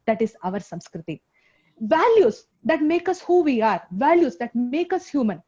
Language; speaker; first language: English; non-native, local second language; Kannada